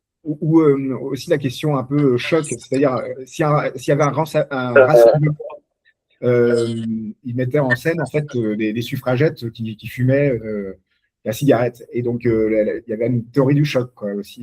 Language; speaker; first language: French; native; French